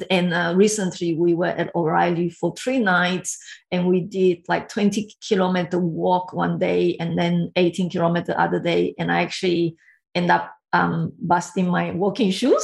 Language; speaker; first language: English; non-native, fluent; Portuguese